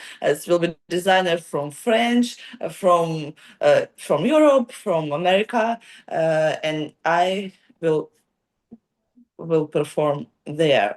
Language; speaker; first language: English; non-native, learner; Ukrainian